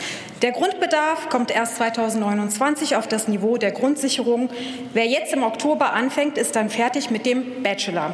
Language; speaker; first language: German; early bilingual, other home language; Turkish